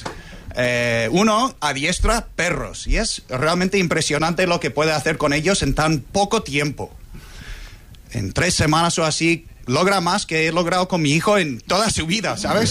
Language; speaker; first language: Spanish; non-native, fluent; English